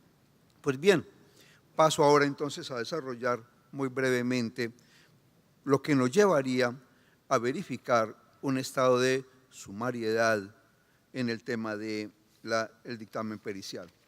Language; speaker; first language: Spanish; native; Spanish